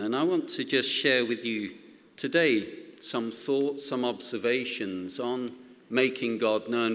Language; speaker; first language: English; native; English